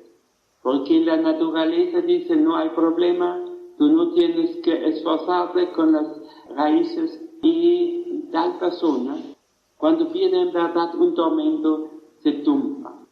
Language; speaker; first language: Spanish; non-native, fluent; German